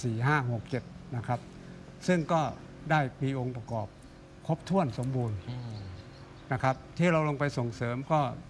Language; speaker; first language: Thai; non-native, local second language; Northeastern Thai